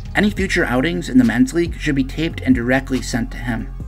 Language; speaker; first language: English; native; English